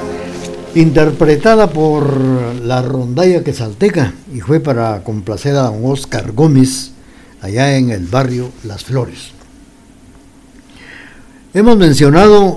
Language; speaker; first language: Spanish; native; Spanish